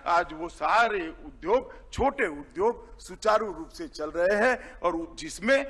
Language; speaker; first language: Hindi; non-native, local second language; Gujarati